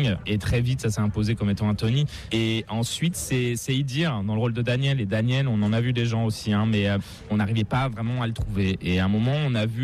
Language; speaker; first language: French; native; French